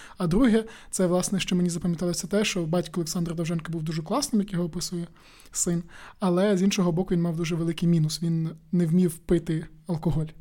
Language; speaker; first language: Ukrainian; native; Ukrainian